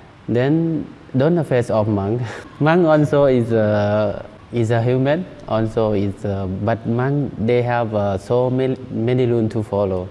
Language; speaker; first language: English; non-native, learner; Thai